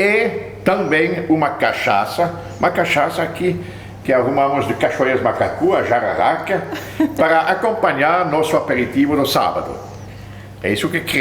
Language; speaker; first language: Portuguese; non-native, fluent; French